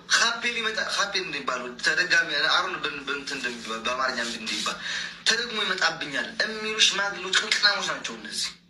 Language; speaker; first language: Amharic; native; Amharic